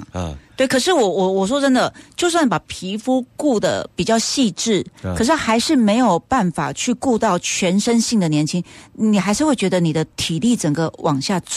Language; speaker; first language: Chinese; native; Chinese